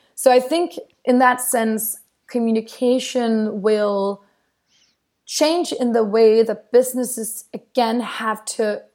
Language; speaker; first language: English; non-native, fluent; Danish